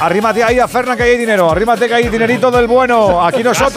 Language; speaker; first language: Spanish; native; Spanish